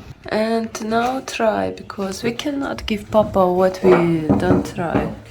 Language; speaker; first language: English; non-native, learner; Russian